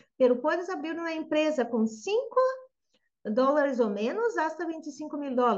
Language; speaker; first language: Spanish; non-native, fluent; Portuguese